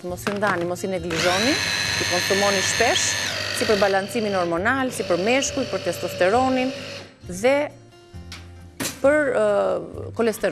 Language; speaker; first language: Albanian; native; Albanian